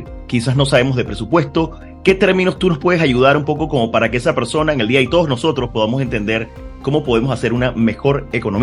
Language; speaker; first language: Spanish; native; Spanish